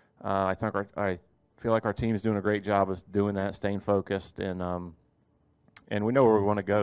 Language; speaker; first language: English; native; English